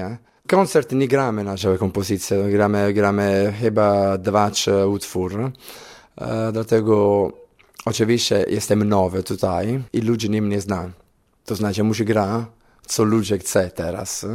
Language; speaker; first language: Polish; non-native, learner; Italian